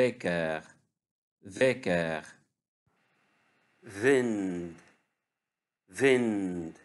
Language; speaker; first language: German; non-native, fluent; Arabic